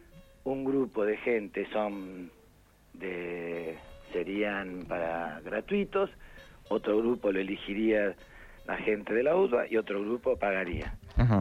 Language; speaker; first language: Spanish; native; Spanish